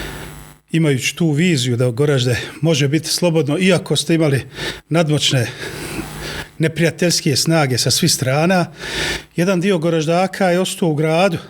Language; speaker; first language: Bosnian; native; Bosnian